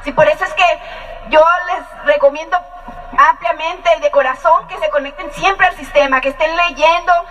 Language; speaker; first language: Spanish; native; Spanish